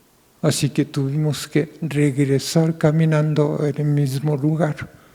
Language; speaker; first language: Spanish; non-native, fluent; Japanese